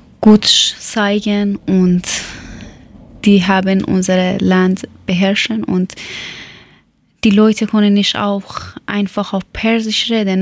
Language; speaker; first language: German; non-native, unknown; Persian